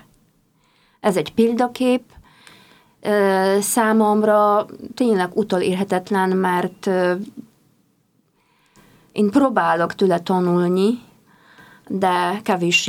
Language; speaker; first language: Hungarian; non-native, fluent; Polish